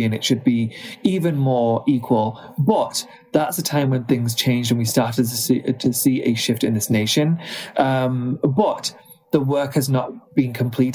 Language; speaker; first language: English; native; English